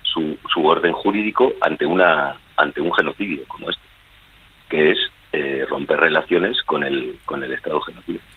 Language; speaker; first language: Spanish; native; Spanish